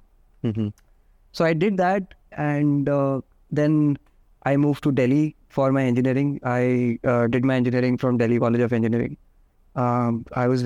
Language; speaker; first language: English; non-native, local second language; Hindi